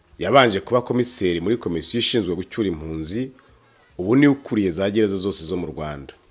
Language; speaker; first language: Kinyarwanda; native; Kinyarwanda